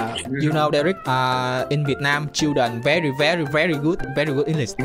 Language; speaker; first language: English; non-native, learner; Vietnamese